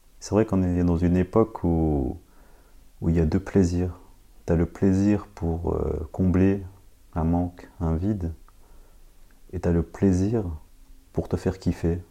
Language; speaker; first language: French; early bilingual, other home language; Khmer